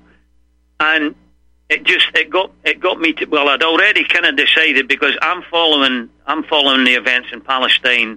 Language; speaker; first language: English; native; English